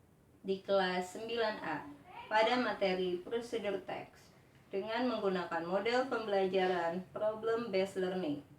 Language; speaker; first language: Indonesian; native; Indonesian